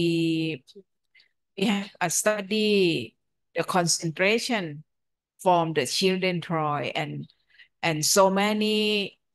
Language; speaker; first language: English; non-native, fluent; Thai